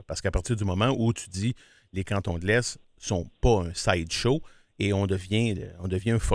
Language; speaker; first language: French; native; French